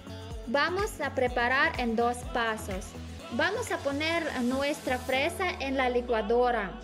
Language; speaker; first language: Spanish; non-native, learner; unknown